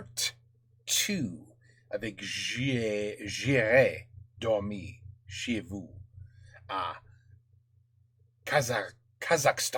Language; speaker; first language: French; non-native, learner; English